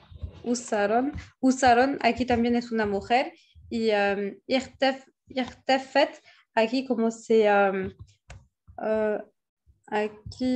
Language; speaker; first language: Spanish; non-native, fluent; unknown